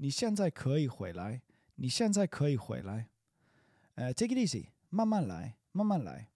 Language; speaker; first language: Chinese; non-native, fluent; English